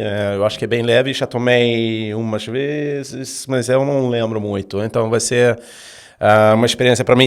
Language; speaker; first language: Portuguese; non-native, fluent; Swedish